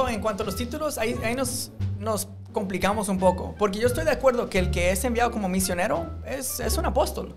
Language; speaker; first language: Spanish; non-native, fluent; English